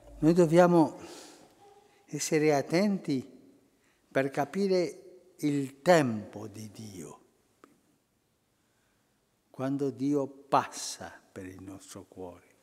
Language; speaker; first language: Italian; non-native, fluent; Spanish